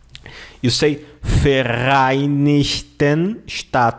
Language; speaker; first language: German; non-native, fluent; Portuguese